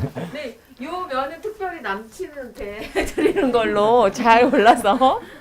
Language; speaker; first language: Korean; native; Korean